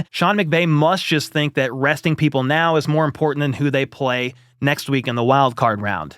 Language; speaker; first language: English; native; English